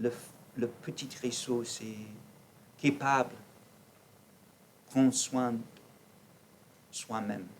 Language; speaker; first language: French; non-native, learner; English